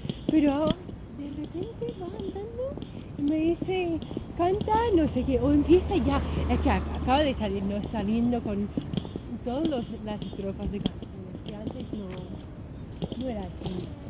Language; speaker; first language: Spanish; native; Spanish